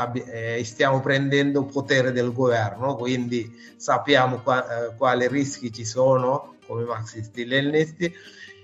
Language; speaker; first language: Italian; non-native, fluent; Sinhala